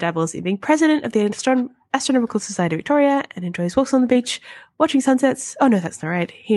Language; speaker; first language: English; native; English